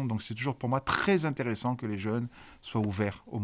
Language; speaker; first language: French; native; French